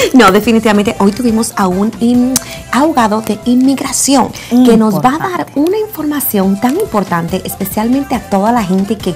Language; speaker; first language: Spanish; native; Spanish